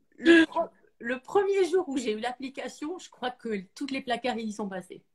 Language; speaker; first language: French; native; French